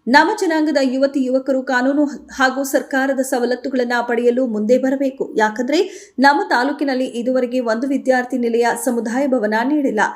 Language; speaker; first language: Kannada; native; Kannada